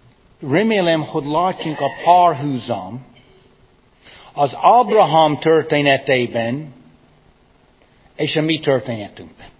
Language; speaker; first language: Hungarian; non-native, fluent; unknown